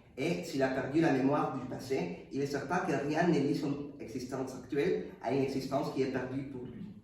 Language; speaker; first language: French; non-native, fluent; Spanish